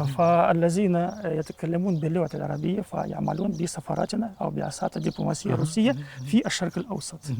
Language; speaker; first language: Arabic; non-native, fluent; Russian